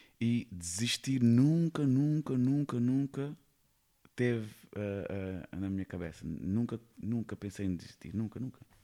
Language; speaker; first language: Portuguese; non-native, fluent; Kabuverdianu